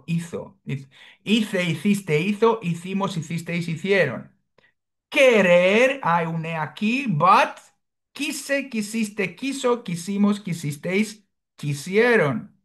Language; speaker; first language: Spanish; non-native, fluent; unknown